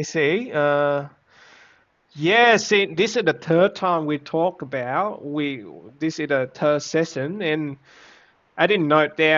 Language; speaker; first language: English; non-native, fluent; Vietnamese